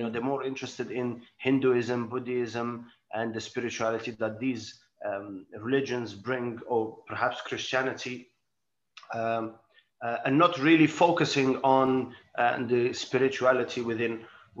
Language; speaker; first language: English; non-native, fluent; Arabic